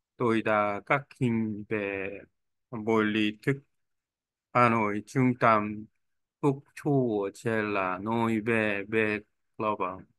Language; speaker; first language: Vietnamese; non-native, learner; Korean